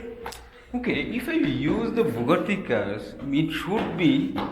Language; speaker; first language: English; non-native, learner; Bangla